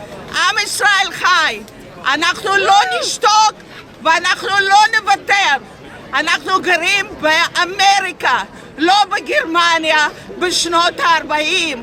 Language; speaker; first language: Hebrew; non-native, fluent; Russian